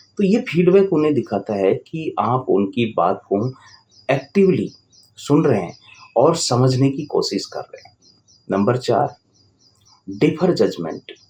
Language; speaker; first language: Hindi; native; Hindi